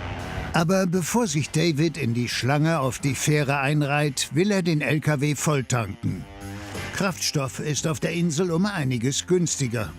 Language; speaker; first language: German; native; German